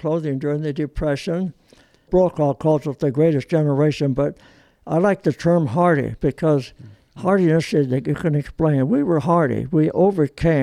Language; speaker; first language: English; early bilingual, other home language; Italian